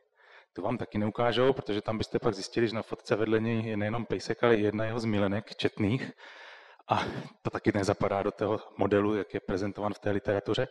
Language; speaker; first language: Czech; native; Czech